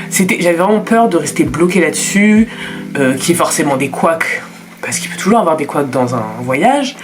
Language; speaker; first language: French; native; French